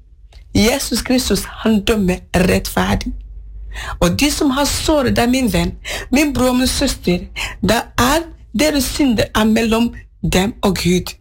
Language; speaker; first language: Norwegian; non-native, fluent; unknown